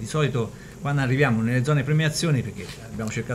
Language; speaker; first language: Italian; native; Italian